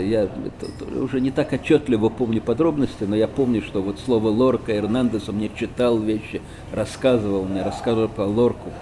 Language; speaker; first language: Russian; native; Russian